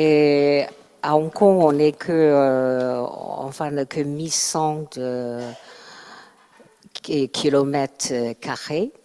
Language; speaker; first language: French; non-native, learner; Chinese